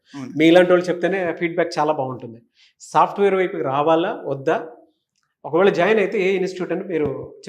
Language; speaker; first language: Telugu; native; Telugu